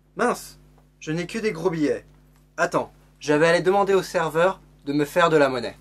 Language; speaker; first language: French; native; French